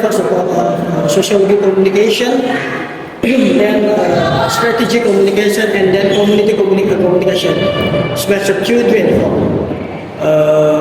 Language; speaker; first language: English; non-native, learner; Indonesian